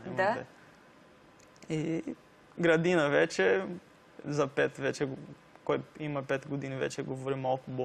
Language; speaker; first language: Bulgarian; non-native, learner; Portuguese